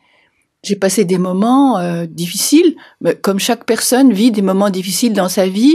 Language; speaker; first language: French; native; French